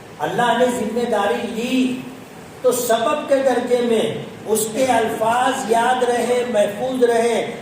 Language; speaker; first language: Urdu; native; Urdu